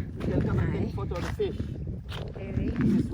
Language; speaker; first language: English; non-native, fluent; Arabic